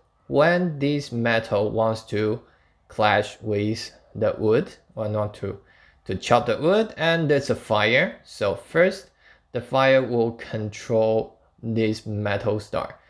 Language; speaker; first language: English; non-native, fluent; Chinese